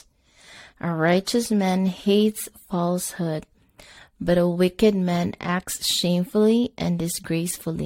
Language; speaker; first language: English; non-native, local second language; Cebuano